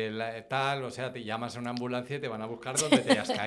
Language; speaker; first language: Spanish; native; Spanish